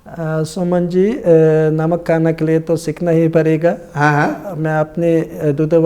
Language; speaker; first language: Hindi; non-native, learner; Mongolian